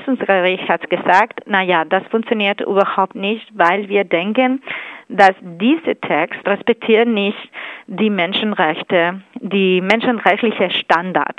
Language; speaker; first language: German; non-native, fluent; Spanish